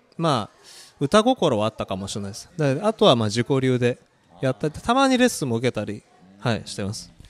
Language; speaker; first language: Japanese; early bilingual, other home language; Korean